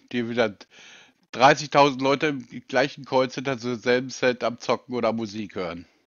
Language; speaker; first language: German; native; German